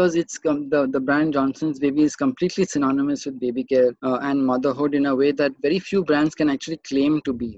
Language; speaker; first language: English; non-native, local second language; Marathi